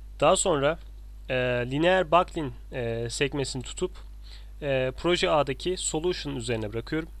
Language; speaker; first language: Turkish; native; Turkish